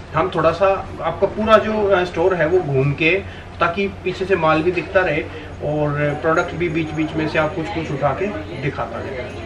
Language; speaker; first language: Hindi; native; Hindi